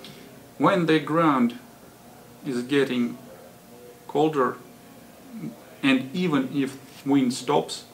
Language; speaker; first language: English; non-native, fluent; Russian